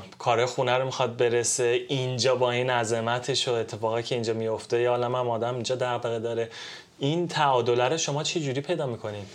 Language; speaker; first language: Persian; native; Persian